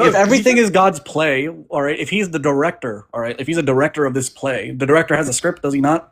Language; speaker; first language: English; early bilingual, heritage; Punjabi